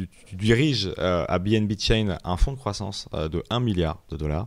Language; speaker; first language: French; native; French